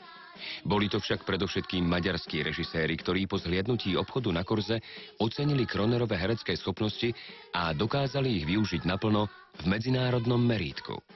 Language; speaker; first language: Slovak; native; Slovak